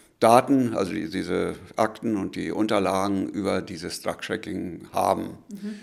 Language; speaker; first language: German; native; German